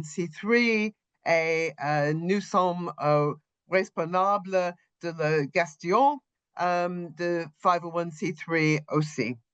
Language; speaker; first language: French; non-native, learner; English